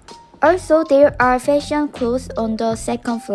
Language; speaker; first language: English; non-native, learner; Japanese